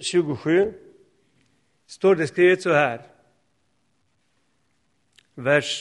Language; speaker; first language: Swedish; non-native, fluent; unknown